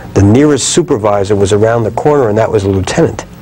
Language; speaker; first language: English; native; English